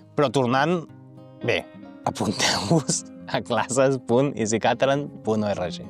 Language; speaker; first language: Catalan; native; Catalan